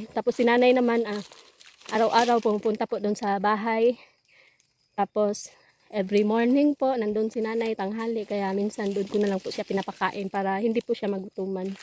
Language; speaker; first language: Filipino; non-native, local second language; Cebuano